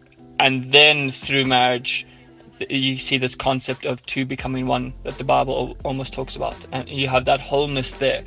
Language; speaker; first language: English; native; English